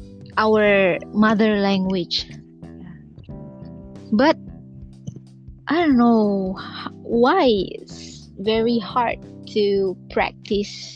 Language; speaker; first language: English; non-native, learner; Indonesian